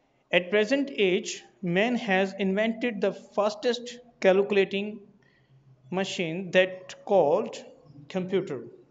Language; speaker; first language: English; non-native, local second language; Urdu